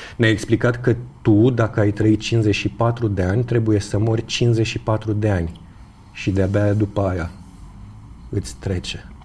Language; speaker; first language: Romanian; native; Romanian